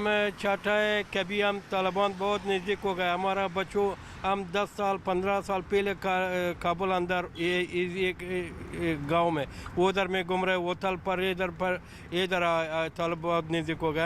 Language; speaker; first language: Hindi; non-native, learner; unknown